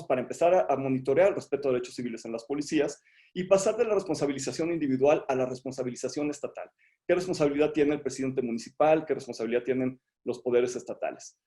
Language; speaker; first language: Spanish; native; Spanish